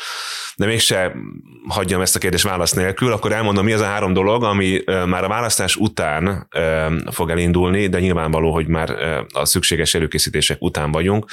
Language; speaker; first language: Hungarian; native; Hungarian